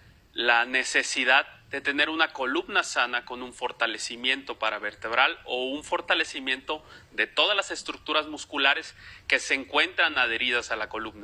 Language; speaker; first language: Spanish; native; Spanish